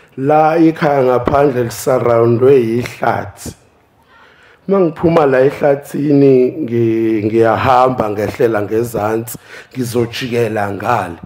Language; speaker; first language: Zulu; native; Zulu